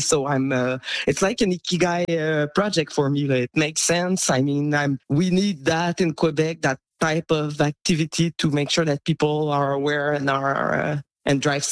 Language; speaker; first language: English; non-native, local second language; French